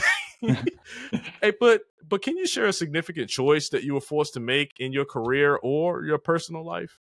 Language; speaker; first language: English; native; English